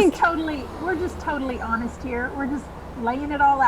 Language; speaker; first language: English; native; English